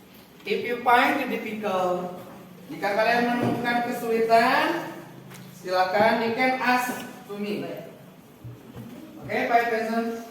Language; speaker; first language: English; non-native, fluent; Indonesian